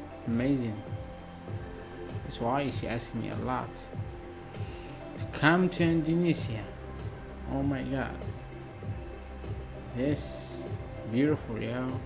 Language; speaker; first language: English; non-native, learner; Arabic